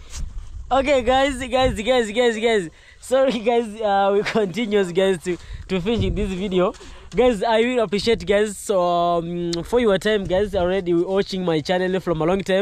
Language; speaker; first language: English; non-native, learner; Swahili